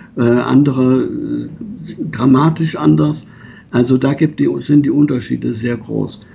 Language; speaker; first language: German; native; German